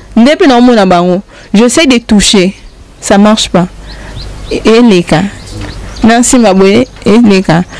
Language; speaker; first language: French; non-native, local second language; Lingala